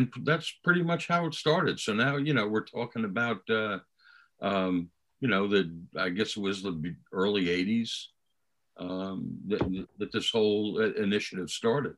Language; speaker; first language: English; native; English